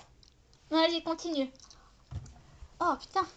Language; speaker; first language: French; native; French